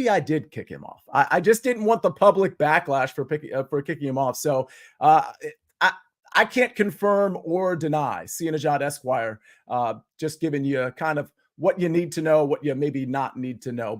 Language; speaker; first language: English; native; English